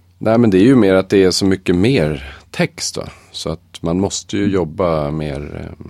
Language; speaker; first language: Swedish; native; Swedish